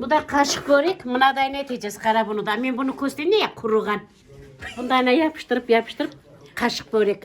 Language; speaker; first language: Turkish; native; Turkish